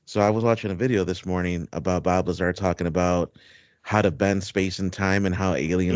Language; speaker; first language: English; native; English